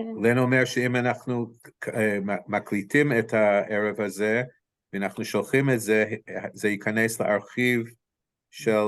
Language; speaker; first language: Hebrew; non-native, fluent; English